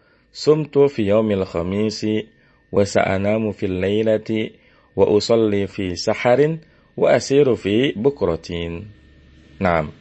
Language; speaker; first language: Arabic; non-native, fluent; Indonesian